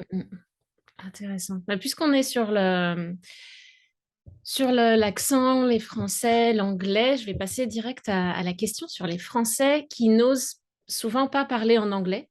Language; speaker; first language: French; native; French